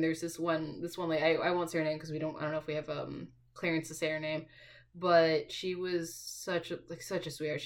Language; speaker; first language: English; native; English